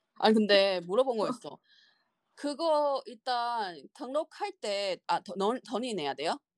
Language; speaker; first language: Korean; non-native, fluent; Chinese